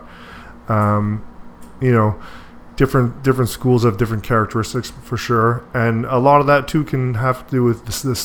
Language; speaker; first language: English; native; English